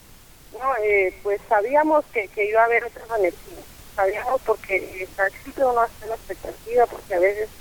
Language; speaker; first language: Spanish; native; Spanish